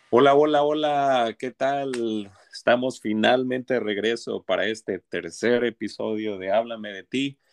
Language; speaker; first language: Spanish; native; Spanish